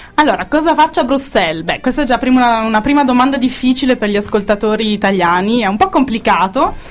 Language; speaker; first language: Italian; native; Italian